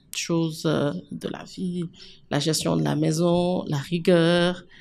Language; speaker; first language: French; non-native, local second language; Wolof